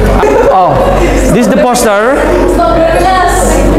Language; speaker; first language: English; non-native, fluent; Indonesian